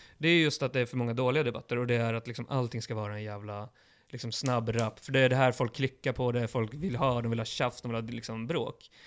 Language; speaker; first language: Swedish; early bilingual, other home language; Kurdish